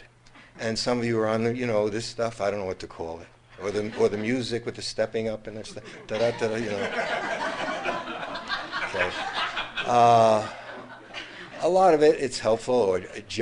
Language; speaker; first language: English; native; English